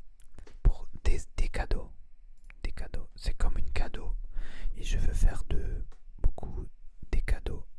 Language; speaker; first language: French; non-native, learner; Spanish